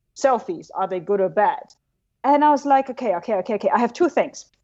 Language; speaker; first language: English; non-native, fluent; German